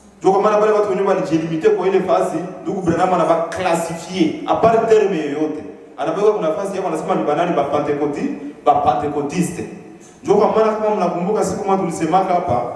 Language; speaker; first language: Swahili; native; Swahili